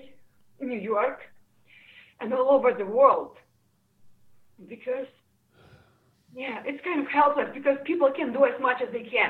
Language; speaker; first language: English; non-native, fluent; Ukrainian